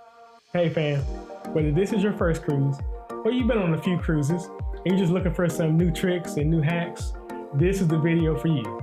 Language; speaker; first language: English; native; English